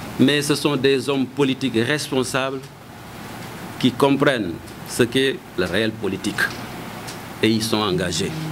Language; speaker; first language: French; non-native, local second language; Wolof